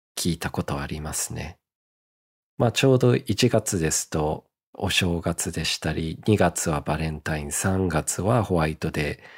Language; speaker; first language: Japanese; early bilingual, heritage; Japanese